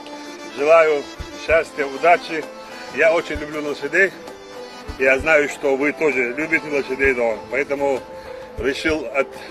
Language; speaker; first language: Russian; non-native, local second language; Chechen